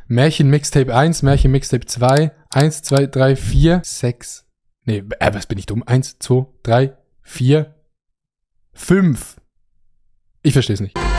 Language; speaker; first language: German; native; German